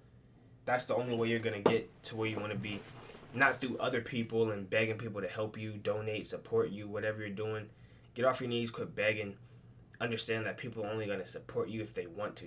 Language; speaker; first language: English; native; English